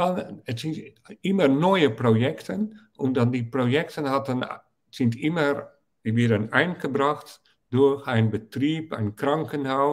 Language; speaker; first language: German; non-native, fluent; Dutch